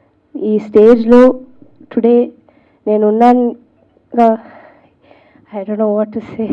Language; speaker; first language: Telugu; non-native, learner; Tamil